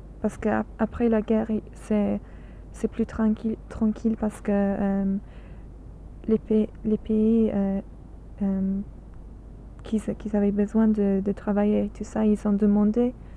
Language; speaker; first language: French; non-native, learner; English